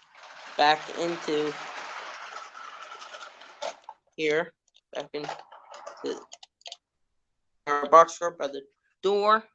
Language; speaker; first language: English; native; English